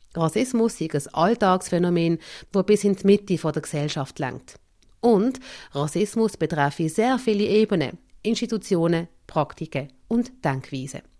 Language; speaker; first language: German; native; German